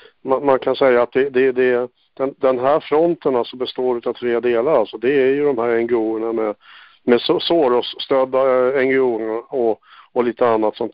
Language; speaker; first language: Swedish; native; Swedish